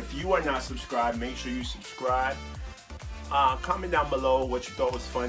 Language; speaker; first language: English; native; English